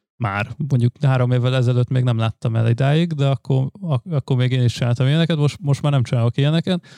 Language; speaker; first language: Hungarian; native; Hungarian